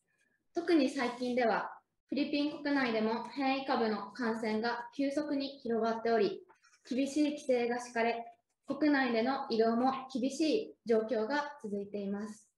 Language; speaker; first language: Japanese; native; Japanese